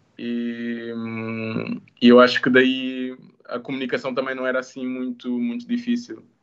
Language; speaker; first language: Portuguese; native; Portuguese